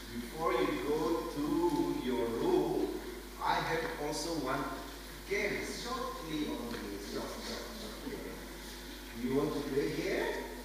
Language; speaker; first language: English; non-native, fluent; Indonesian